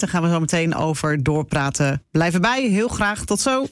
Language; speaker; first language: Dutch; native; Dutch